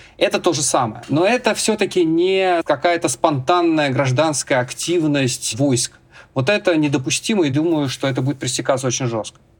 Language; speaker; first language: Russian; native; Russian